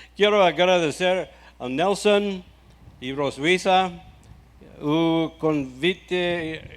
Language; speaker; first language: Portuguese; non-native, learner; English